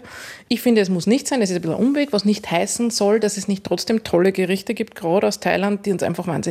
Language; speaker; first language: German; native; German